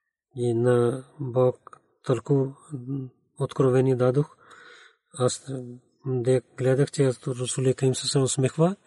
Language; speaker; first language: Bulgarian; non-native, learner; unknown